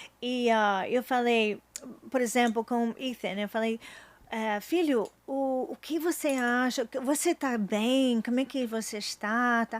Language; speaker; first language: Portuguese; non-native, fluent; English